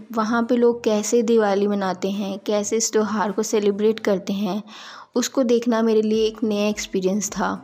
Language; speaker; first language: Hindi; native; Hindi